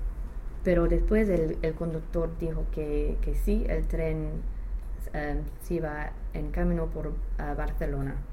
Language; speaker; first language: Spanish; non-native, fluent; English